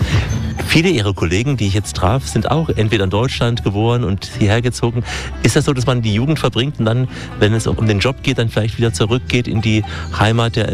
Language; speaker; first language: German; native; German